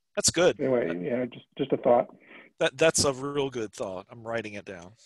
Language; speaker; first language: English; native; English